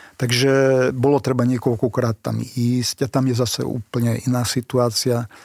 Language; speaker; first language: Slovak; non-native, local second language; Hungarian